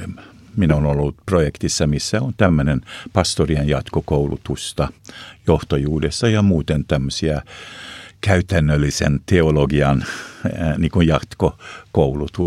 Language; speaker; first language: Finnish; non-native, local second language; Swedish